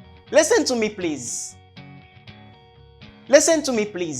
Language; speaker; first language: English; non-native, learner; Haitian Creole